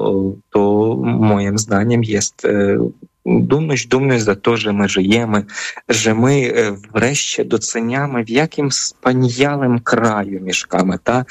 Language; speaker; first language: Polish; non-native, fluent; Ukrainian